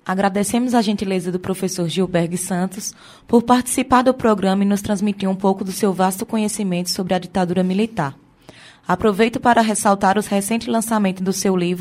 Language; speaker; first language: Portuguese; native; Portuguese